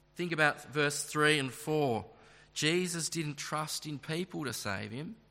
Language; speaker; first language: English; native; English